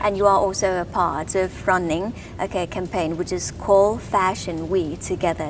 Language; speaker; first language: English; non-native, fluent; Thai